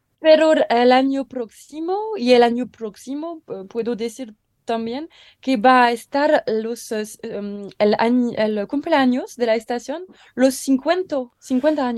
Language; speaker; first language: Spanish; non-native, learner; French